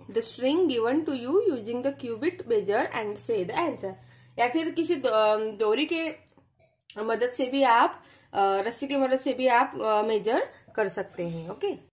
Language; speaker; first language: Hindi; non-native, local second language; Marathi